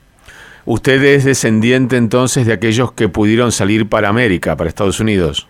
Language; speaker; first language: Spanish; native; Spanish